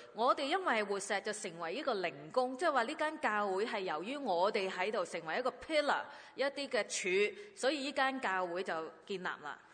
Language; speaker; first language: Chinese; non-native, local second language; Cantonese